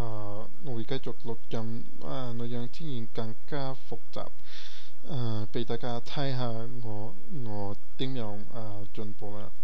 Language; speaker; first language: Cantonese; non-native, learner; Portuguese